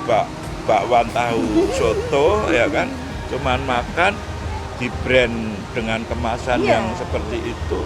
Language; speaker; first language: Indonesian; native; Indonesian